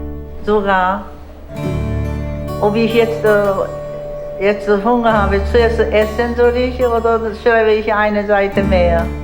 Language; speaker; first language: German; non-native, fluent; Korean